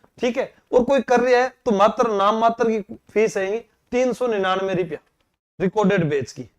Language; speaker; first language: Hindi; native; Hindi